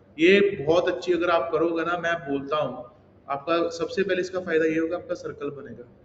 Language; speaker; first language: Hindi; non-native, local second language; Punjabi